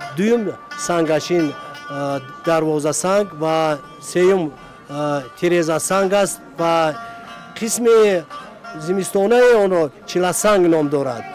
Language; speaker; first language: Tajik; non-native, local second language; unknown